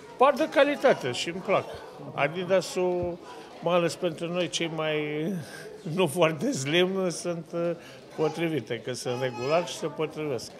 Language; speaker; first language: Romanian; native; Romanian